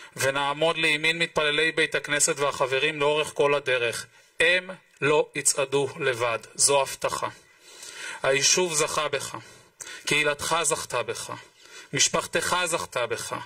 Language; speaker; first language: Hebrew; native; Hebrew